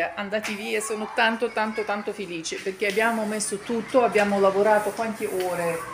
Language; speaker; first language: Italian; non-native, fluent; Ukrainian